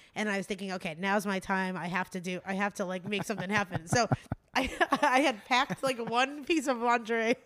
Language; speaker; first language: English; native; English